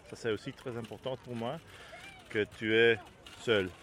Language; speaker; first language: French; non-native, learner; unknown